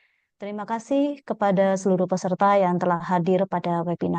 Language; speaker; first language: Indonesian; native; Indonesian